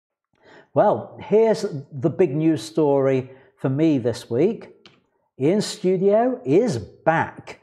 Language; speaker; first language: English; native; English